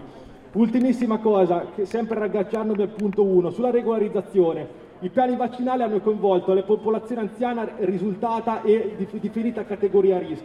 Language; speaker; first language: Italian; native; Italian